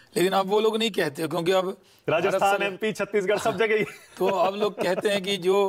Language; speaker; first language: Hindi; native; Hindi